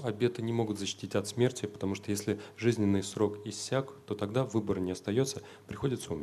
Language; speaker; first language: Russian; native; Russian